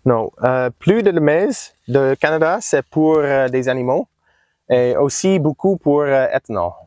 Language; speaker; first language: French; non-native, learner; English